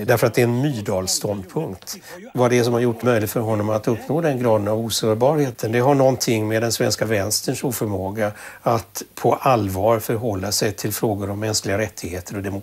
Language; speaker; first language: Swedish; native; Swedish